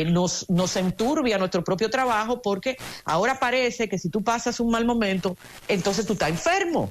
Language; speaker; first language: Spanish; native; Spanish